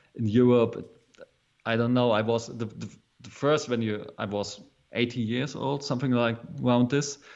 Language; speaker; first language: English; non-native, fluent; German